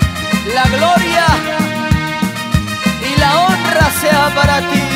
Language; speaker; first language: Spanish; native; Spanish